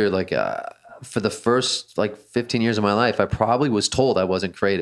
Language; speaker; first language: English; native; English